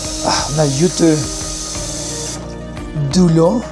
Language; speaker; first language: French; non-native, learner; Spanish